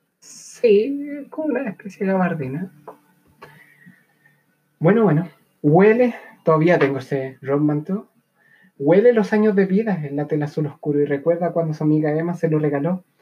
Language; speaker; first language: Spanish; native; Spanish